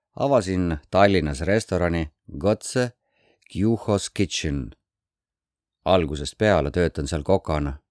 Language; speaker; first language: Estonian; non-native, fluent; Korean